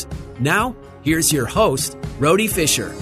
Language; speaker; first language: English; native; English